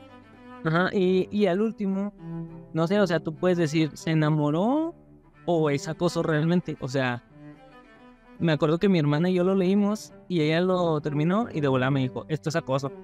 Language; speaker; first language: Spanish; native; Spanish